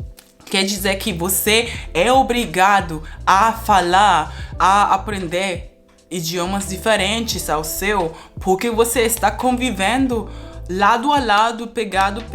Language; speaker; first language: Portuguese; non-native, fluent; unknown